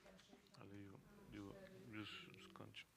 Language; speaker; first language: Polish; non-native, fluent; Spanish